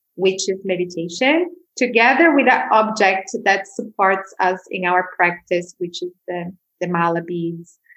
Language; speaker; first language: English; non-native, fluent; Portuguese